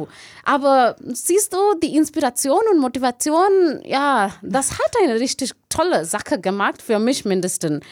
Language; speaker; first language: German; non-native, learner; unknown